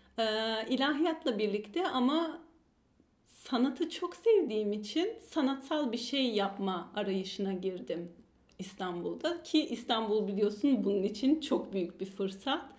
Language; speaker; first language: Turkish; early bilingual, heritage; Turkish